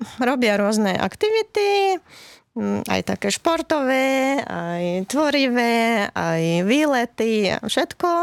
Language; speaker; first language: Slovak; non-native, fluent; Russian